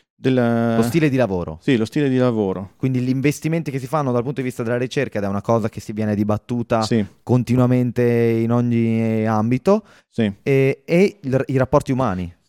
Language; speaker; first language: Italian; native; Italian